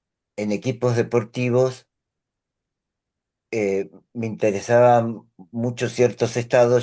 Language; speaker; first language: Spanish; native; Spanish